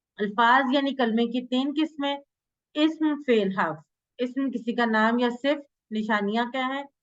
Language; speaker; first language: Urdu; native; Urdu